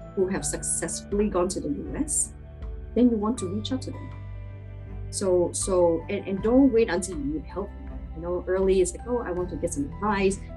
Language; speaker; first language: English; non-native, local second language; Chinese